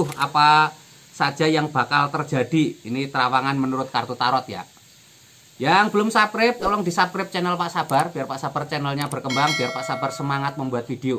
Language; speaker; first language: Indonesian; native; Indonesian